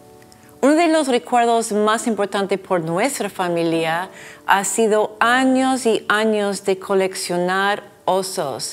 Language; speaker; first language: Spanish; non-native, fluent; English